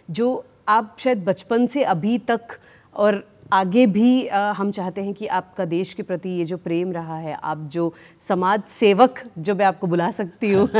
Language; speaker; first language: Hindi; native; Hindi